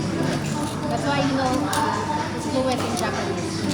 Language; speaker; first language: English; non-native, local second language; Filipino